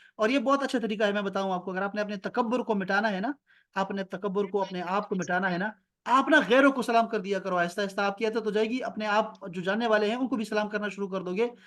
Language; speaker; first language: Urdu; non-native, local second language; Pashto